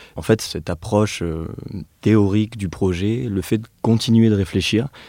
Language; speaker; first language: French; native; French